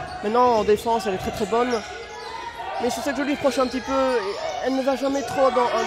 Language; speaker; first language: French; native; French